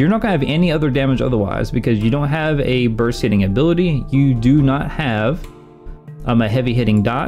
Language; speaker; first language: English; native; English